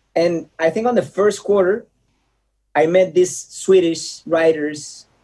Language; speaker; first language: English; non-native, fluent; Spanish